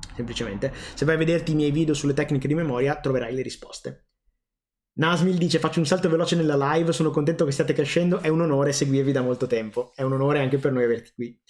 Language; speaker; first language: Italian; native; Italian